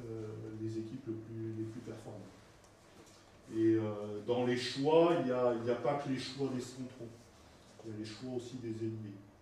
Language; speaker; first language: French; native; French